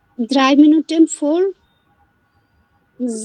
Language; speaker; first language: German; non-native, learner; Bangla